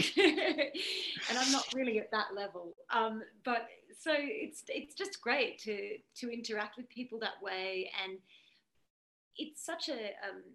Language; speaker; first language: English; native; English